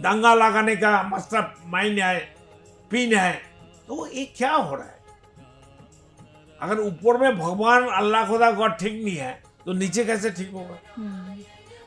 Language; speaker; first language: Hindi; non-native, local second language; Bangla